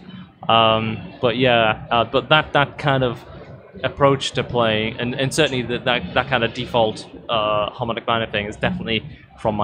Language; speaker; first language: English; native; English